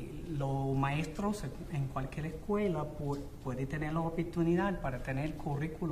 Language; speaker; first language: Spanish; non-native, fluent; English